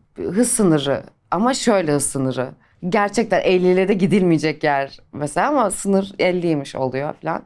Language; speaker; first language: Turkish; native; Turkish